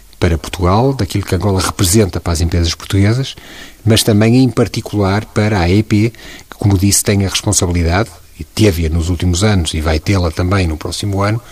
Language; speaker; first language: Portuguese; native; Portuguese